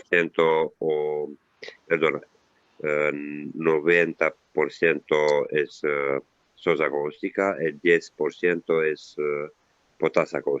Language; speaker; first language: Spanish; non-native, learner; Italian